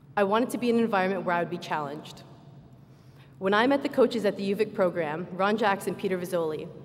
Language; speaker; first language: English; native; English